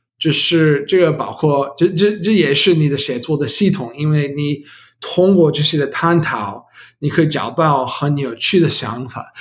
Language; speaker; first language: Chinese; non-native, learner; English